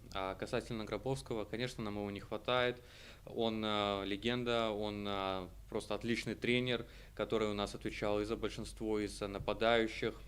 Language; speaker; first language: Russian; native; Russian